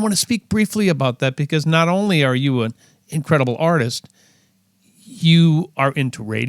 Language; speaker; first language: English; native; English